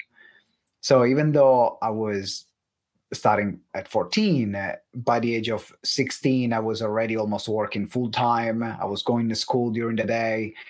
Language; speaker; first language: English; non-native, fluent; Italian